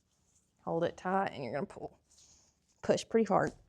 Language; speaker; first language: English; native; English